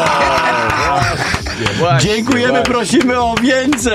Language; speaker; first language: Polish; native; Polish